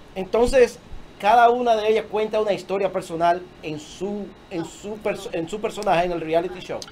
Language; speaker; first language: Spanish; early bilingual, heritage; Spanish